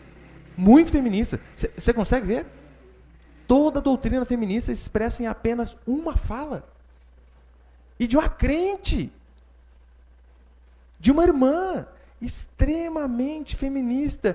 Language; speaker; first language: Portuguese; native; Portuguese